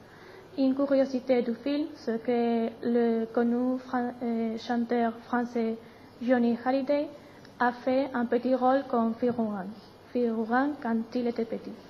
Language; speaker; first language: French; non-native, learner; Spanish